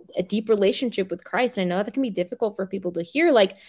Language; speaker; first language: English; native; English